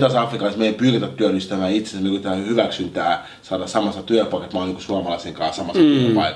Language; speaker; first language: Finnish; early bilingual, other home language; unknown